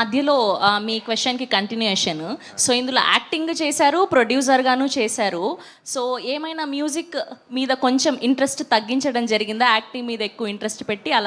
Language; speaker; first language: Telugu; native; Telugu